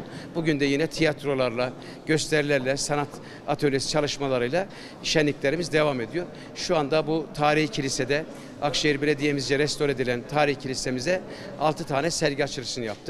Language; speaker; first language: Turkish; native; Turkish